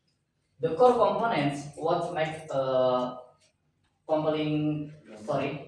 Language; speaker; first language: English; non-native, learner; Indonesian